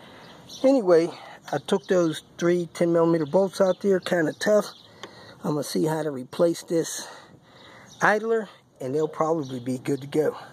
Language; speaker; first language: English; native; English